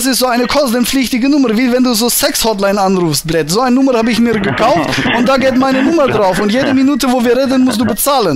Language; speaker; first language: German; native; German